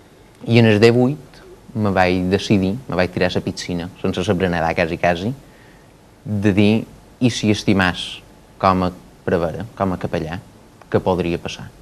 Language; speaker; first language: Catalan; native; Catalan